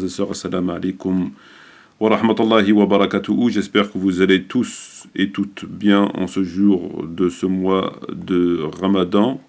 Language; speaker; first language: French; native; French